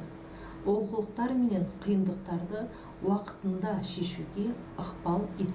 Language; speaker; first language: Kazakh; native; Kazakh